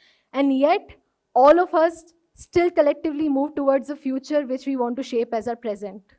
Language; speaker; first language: English; non-native, local second language; Hindi